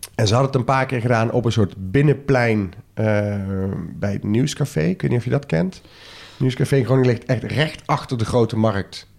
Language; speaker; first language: Dutch; native; Dutch